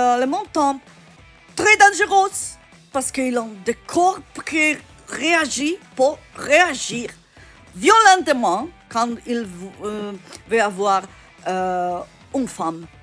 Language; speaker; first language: French; non-native, learner; Italian